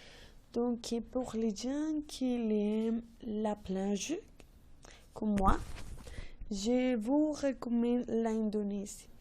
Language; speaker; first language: French; non-native, learner; Spanish